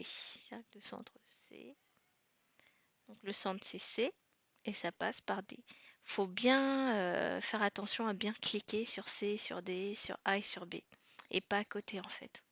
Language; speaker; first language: French; native; French